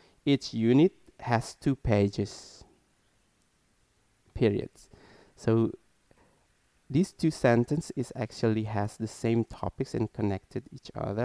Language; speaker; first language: English; non-native, learner; Indonesian